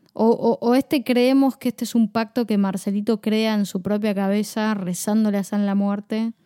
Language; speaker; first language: Spanish; native; Spanish